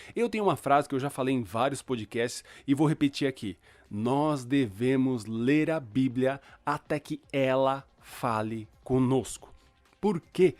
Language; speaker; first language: Portuguese; early bilingual, other home language; Spanish